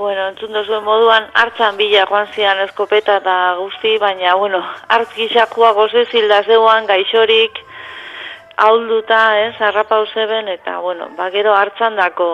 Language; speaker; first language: Basque; native; Basque